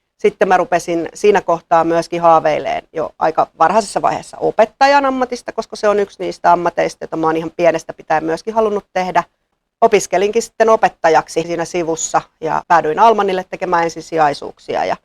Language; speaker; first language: Finnish; native; Finnish